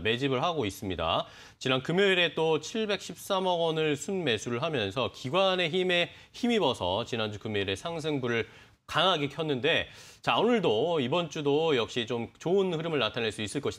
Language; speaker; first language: Korean; native; Korean